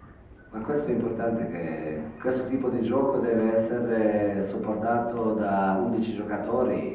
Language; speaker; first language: Italian; non-native, fluent; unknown